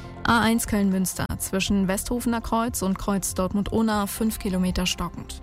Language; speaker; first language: German; native; German